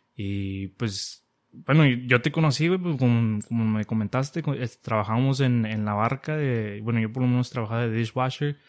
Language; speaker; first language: Spanish; native; Spanish